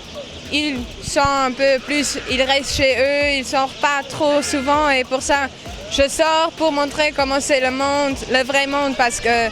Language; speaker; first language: French; non-native, local second language; Luxembourgish